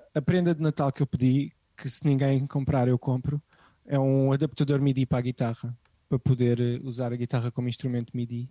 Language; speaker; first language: Portuguese; native; Portuguese